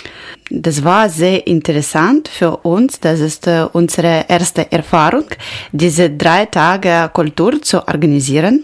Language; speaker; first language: German; non-native, learner; Ukrainian